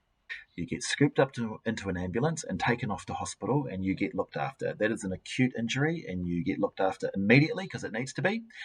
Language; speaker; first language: English; native; English